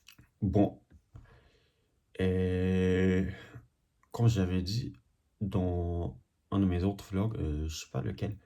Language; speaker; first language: French; non-native, learner; English